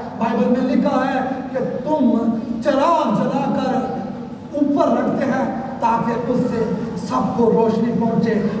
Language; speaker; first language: Urdu; non-native, local second language; Punjabi